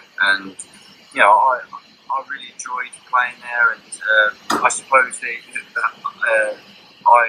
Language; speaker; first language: English; native; English